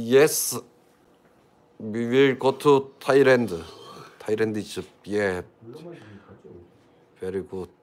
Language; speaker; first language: English; non-native, learner; Korean